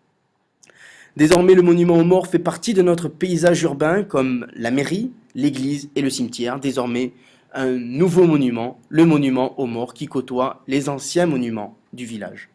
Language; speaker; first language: French; native; French